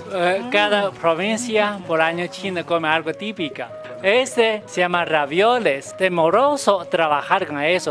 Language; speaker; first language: Spanish; non-native, learner; Chinese